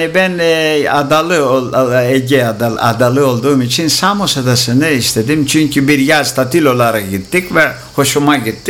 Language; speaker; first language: Turkish; non-native, local second language; Greek